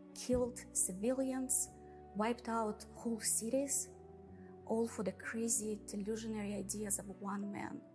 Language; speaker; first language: English; non-native, fluent; Russian